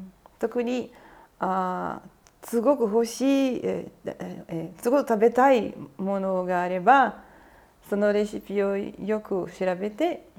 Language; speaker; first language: Japanese; non-native, learner; Portuguese